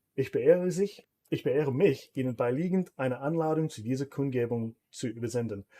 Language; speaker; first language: German; early bilingual, other home language; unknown